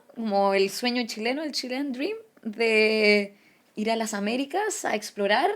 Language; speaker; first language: Spanish; early bilingual, other home language; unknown